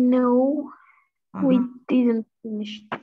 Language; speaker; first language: English; non-native, learner; Russian